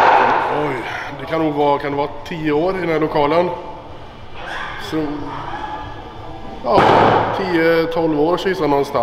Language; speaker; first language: Swedish; native; Swedish